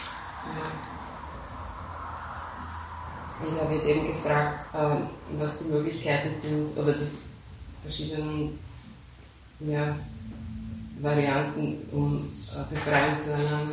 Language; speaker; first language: German; native; German